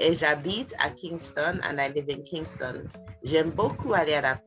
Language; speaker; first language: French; non-native, fluent; English